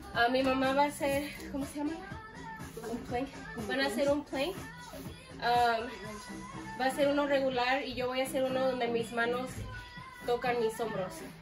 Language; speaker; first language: Spanish; early bilingual, heritage; Spanish